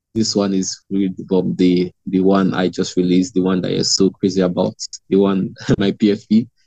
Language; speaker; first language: English; non-native, local second language; Igbo